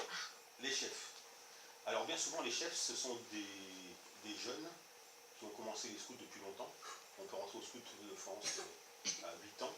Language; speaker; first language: French; native; French